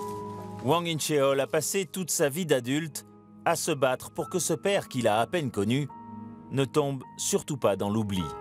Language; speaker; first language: French; native; French